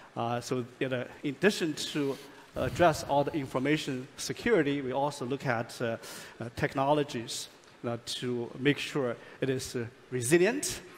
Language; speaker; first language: English; non-native, fluent; Chinese